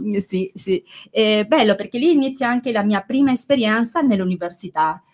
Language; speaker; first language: Italian; non-native, fluent; Spanish